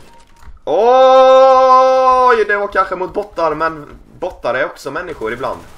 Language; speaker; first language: Swedish; native; Swedish